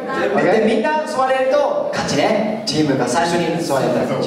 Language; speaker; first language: Japanese; native; Japanese